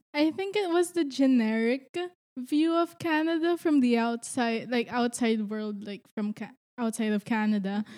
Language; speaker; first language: English; non-native, local second language; Filipino